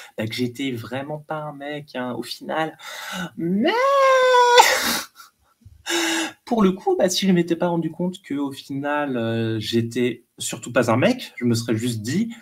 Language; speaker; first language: French; native; French